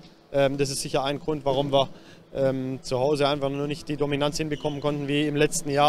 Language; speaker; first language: German; native; German